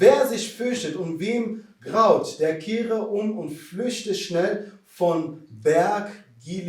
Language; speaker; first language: German; non-native, fluent; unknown